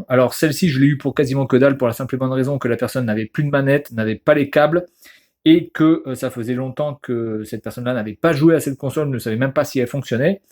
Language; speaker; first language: French; native; French